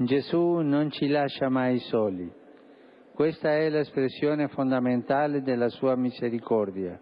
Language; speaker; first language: Italian; non-native, fluent; Spanish